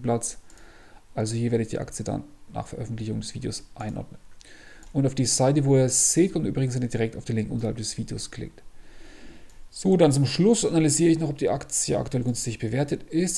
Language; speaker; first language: German; native; German